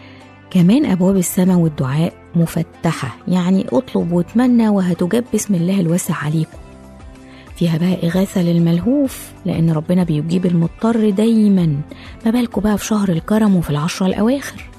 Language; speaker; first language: Arabic; native; Arabic